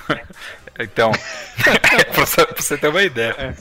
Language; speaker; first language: Portuguese; native; Portuguese